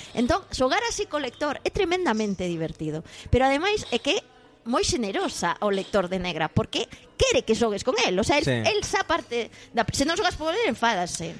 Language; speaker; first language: Galician; native; Galician